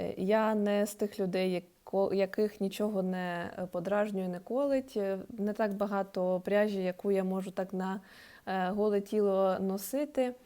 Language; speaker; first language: Ukrainian; non-native, local second language; Russian